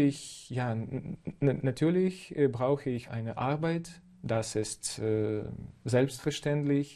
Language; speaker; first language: German; non-native, fluent; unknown